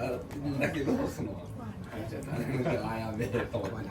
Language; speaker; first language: Japanese; native; Japanese